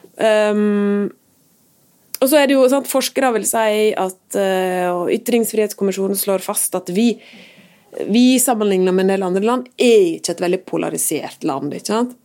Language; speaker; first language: Norwegian; native; Norwegian